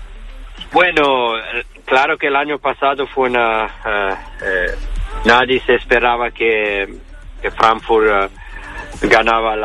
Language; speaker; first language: Spanish; non-native, learner; Italian